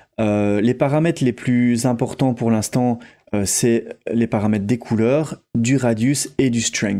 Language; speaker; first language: French; native; French